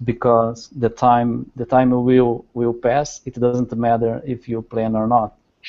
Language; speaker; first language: English; non-native, learner; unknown